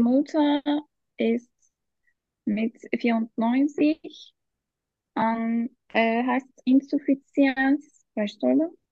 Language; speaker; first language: German; non-native, learner; Turkish